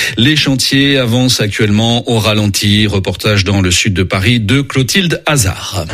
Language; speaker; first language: French; native; French